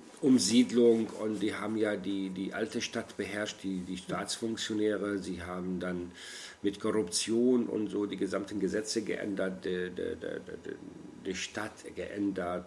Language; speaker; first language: German; non-native, fluent; Arabic